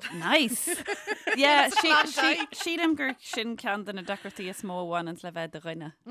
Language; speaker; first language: Irish; non-native, local second language; English